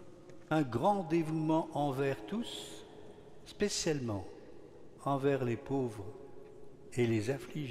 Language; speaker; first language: French; native; French